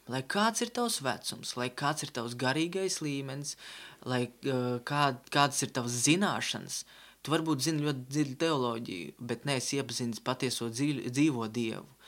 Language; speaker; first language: Latvian; non-native, local second language; Russian